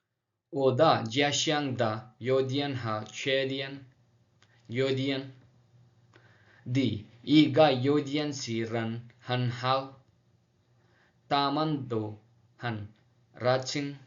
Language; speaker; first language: Chinese; non-native, learner; Telugu